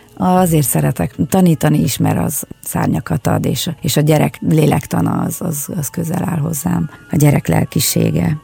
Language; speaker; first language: Hungarian; non-native, fluent; Russian